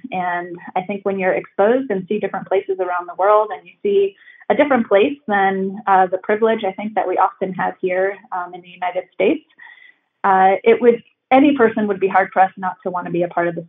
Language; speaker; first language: English; native; English